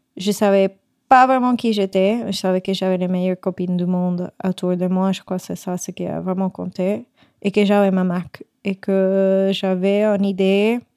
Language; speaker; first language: French; non-native, fluent; Spanish